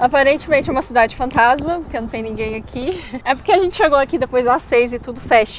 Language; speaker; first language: Portuguese; native; Portuguese